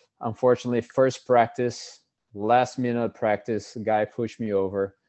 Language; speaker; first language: English; non-native, fluent; Portuguese